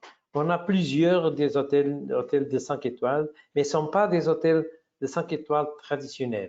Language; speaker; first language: French; non-native, fluent; Portuguese